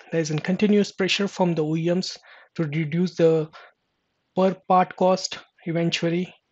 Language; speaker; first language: English; non-native, local second language; Marathi